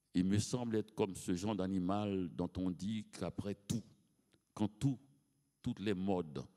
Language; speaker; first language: French; native; French